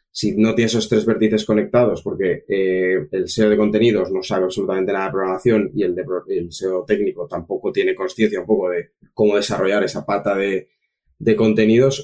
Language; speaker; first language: Spanish; native; Spanish